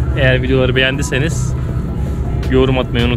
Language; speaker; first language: Turkish; native; Turkish